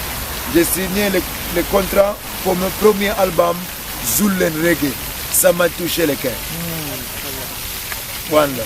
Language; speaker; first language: French; non-native, learner; English